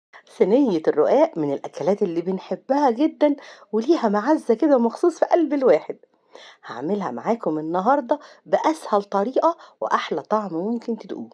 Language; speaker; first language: Arabic; native; Arabic